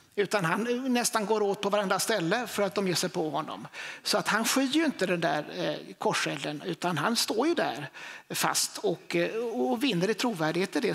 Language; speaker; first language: Swedish; native; Swedish